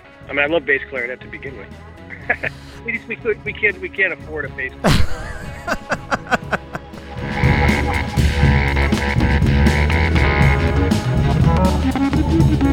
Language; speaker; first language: English; native; English